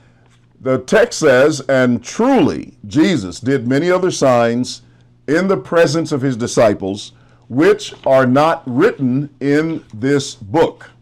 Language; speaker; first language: English; native; English